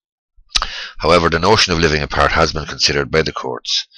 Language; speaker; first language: English; native; English